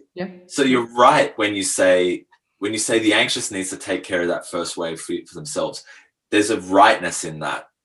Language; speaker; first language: English; native; English